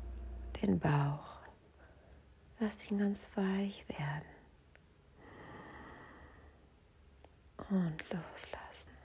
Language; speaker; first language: German; native; German